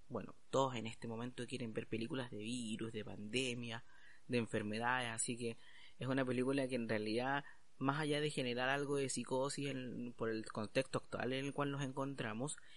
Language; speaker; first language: Spanish; native; Spanish